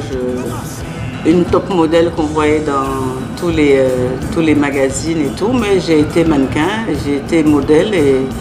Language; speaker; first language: French; native; French